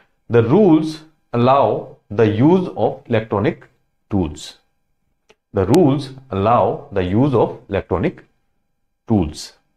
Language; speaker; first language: English; non-native, local second language; Hindi